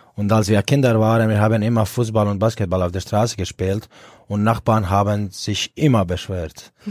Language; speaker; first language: German; non-native, fluent; Croatian